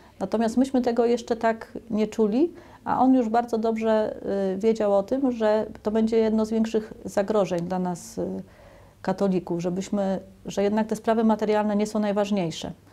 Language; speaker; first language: Polish; native; Polish